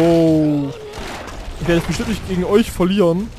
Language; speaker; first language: German; native; German